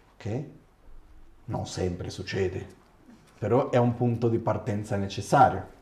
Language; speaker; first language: Italian; non-native, fluent; Portuguese